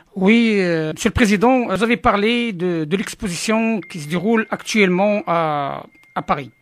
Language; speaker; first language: French; non-native, local second language; Arabic